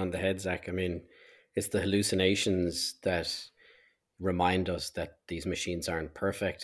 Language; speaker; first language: English; native; English